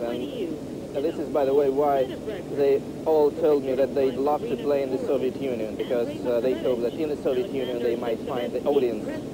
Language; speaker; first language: English; non-native, fluent; Russian